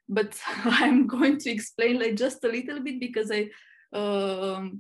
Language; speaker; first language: English; non-native, fluent; Romanian